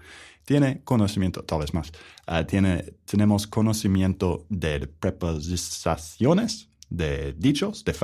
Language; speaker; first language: Spanish; non-native, learner; English